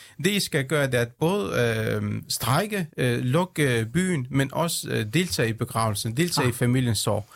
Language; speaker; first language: Danish; early bilingual, other home language; Central Kurdish